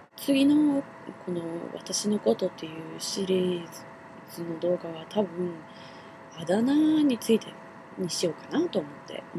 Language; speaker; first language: Japanese; non-native, fluent; Finnish